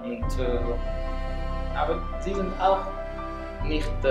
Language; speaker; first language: German; non-native, learner; Persian